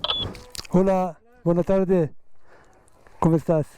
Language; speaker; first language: Spanish; non-native, learner; Persian